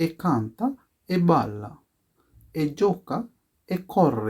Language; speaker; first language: Italian; non-native, fluent; Sinhala